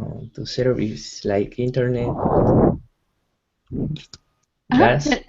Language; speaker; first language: English; non-native, learner; Spanish